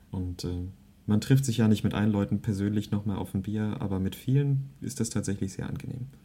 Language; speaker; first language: German; early bilingual, other home language; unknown